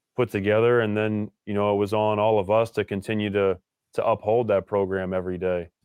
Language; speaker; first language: English; native; English